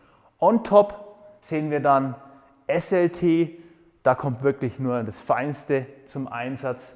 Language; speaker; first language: German; native; German